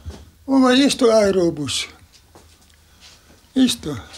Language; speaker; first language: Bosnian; non-native, local second language; Hungarian